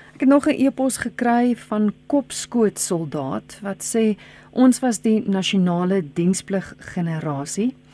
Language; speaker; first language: Afrikaans; native; Afrikaans